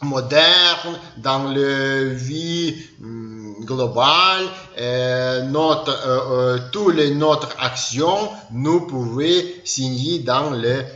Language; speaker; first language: French; non-native, learner; Ukrainian